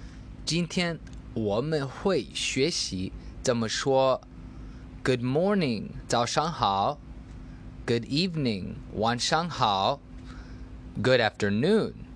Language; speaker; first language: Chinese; non-native, learner; English